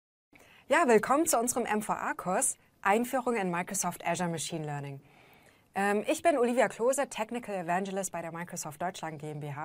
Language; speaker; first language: German; native; German